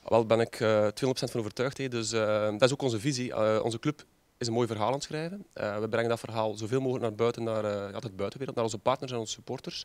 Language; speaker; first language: Dutch; native; Dutch